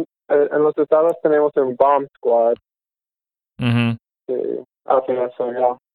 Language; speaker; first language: Spanish; non-native, fluent; English